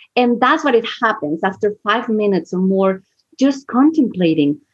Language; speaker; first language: English; non-native, fluent; Spanish